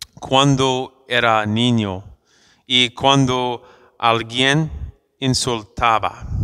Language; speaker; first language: Spanish; non-native, fluent; English